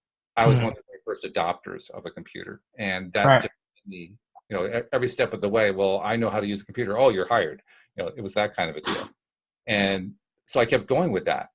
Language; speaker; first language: English; native; English